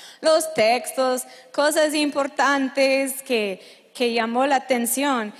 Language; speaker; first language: Spanish; non-native, fluent; English